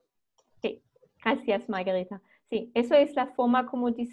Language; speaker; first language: Spanish; non-native, fluent; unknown